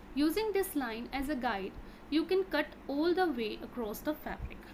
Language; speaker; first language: English; non-native, local second language; Punjabi